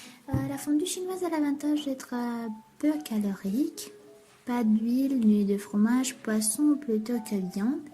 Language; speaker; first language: French; non-native, learner; Romanian